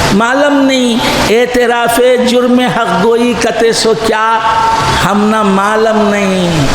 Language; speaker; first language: Urdu; native; Urdu